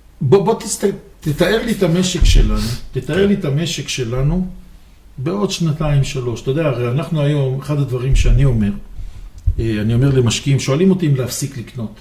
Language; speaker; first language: Hebrew; native; Hebrew